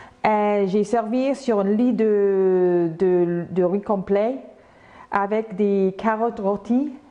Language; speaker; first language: French; non-native, fluent; English